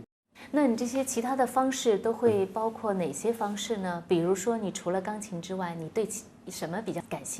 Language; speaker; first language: Chinese; native; Chinese